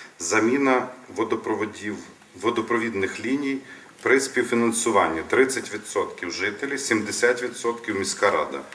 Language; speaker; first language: Ukrainian; native; Ukrainian